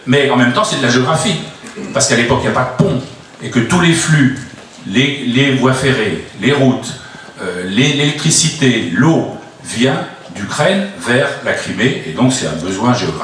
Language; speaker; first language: French; native; French